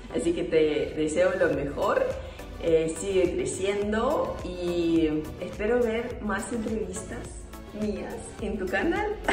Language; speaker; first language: Spanish; non-native, fluent; Russian